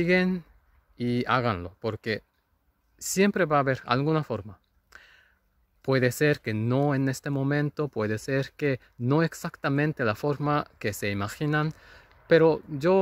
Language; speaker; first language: Spanish; non-native, fluent; Japanese